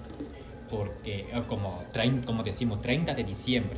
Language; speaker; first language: Spanish; non-native, fluent; Chinese